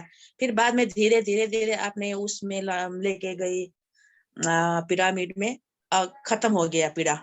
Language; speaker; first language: Hindi; non-native, learner; Nepali